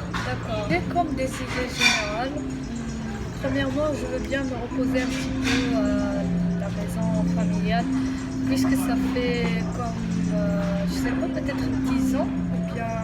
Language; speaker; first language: French; non-native, local second language; Arabic